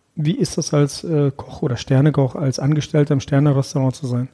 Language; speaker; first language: German; early bilingual, other home language; Russian